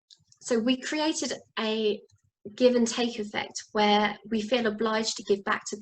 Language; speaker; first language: English; native; English